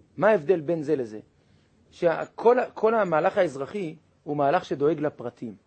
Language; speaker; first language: Hebrew; native; Hebrew